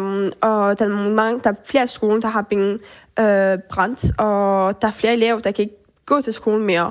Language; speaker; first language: Danish; early bilingual, heritage; French